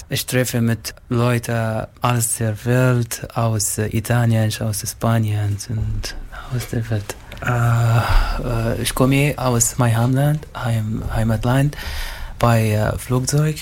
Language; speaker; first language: German; non-native, learner; Arabic